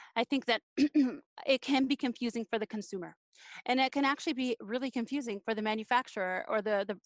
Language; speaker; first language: English; native; English